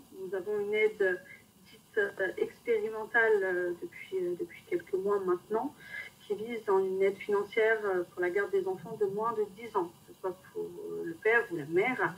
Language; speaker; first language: French; native; French